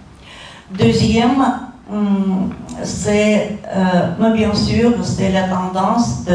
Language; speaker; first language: French; non-native, fluent; Russian